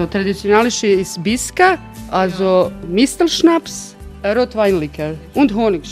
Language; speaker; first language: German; non-native, learner; Croatian